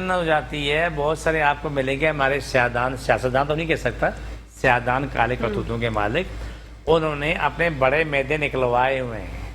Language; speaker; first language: Urdu; non-native, local second language; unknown